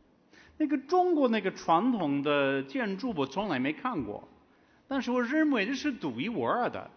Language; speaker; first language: Chinese; non-native, fluent; English